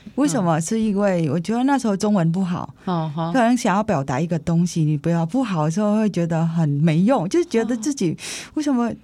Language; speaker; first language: Chinese; non-native, fluent; Vietnamese